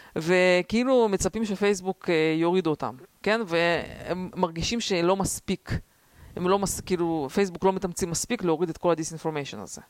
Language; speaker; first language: Hebrew; early bilingual, other home language; Russian